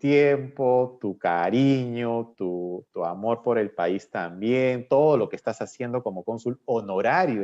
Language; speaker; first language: Spanish; native; Spanish